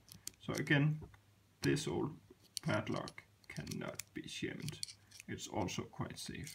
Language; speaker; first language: English; non-native, fluent; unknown